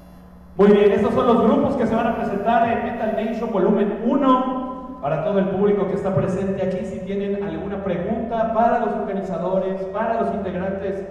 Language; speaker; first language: Spanish; native; Spanish